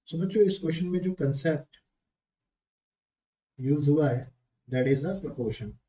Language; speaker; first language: Hindi; native; Hindi